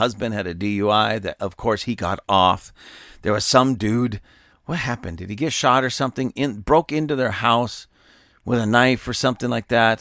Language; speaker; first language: English; native; English